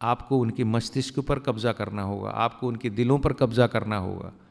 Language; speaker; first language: Hindi; native; Hindi